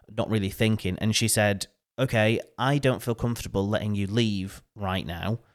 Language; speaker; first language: English; native; English